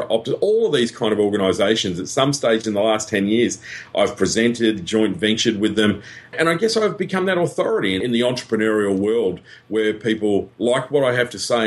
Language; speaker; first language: English; native; English